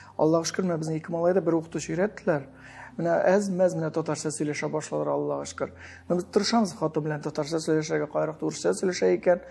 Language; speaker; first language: Tatar; early bilingual, heritage; Tatar